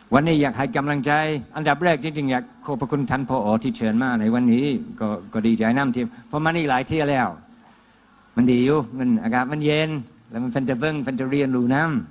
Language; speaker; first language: Thai; non-native, fluent; English